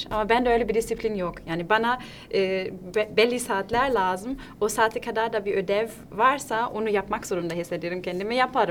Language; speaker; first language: Turkish; non-native, fluent; German